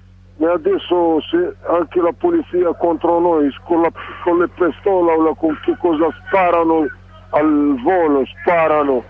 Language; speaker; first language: Italian; non-native, learner; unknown